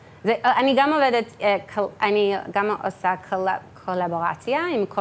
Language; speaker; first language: Hebrew; early bilingual, heritage; English